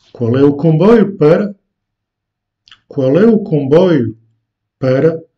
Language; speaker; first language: Portuguese; non-native, fluent; French